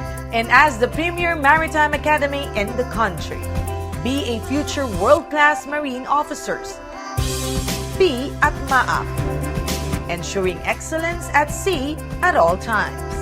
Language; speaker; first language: English; non-native, local second language; Filipino